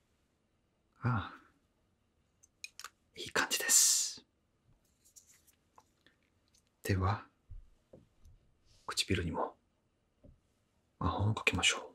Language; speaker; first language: Japanese; non-native, fluent; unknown